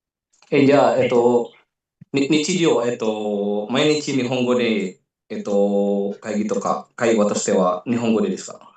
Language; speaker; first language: Japanese; non-native, fluent; Indonesian